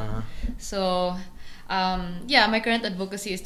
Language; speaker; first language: English; non-native, local second language; Cebuano